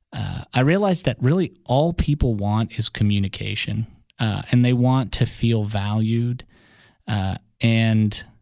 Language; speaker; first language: English; early bilingual, other home language; Russian